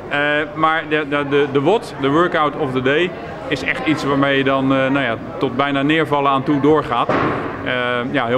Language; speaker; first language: Dutch; native; Dutch